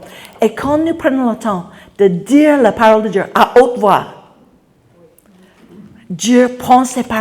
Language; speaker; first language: French; non-native, fluent; English